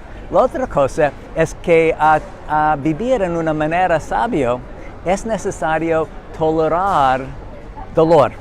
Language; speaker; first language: Spanish; non-native, learner; English